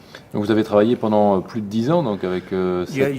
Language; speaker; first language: French; native; French